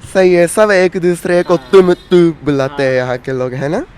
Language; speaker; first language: Hindi; non-native, fluent; Japanese